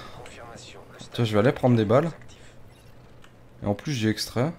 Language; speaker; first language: French; native; French